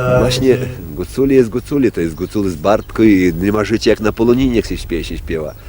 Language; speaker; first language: Polish; non-native, local second language; Ukrainian